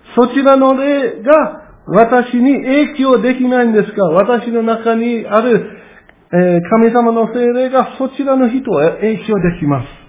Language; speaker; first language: Japanese; non-native, fluent; English